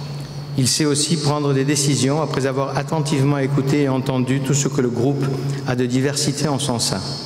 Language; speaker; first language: French; native; French